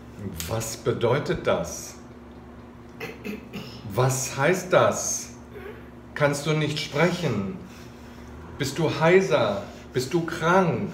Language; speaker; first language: German; non-native, fluent; Chinese